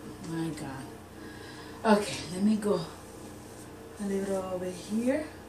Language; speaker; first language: English; non-native, learner; Spanish